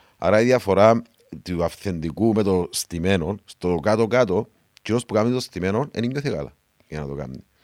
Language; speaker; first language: Greek; native; Greek